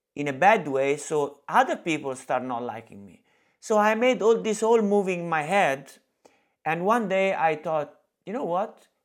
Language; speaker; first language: English; non-native, fluent; Italian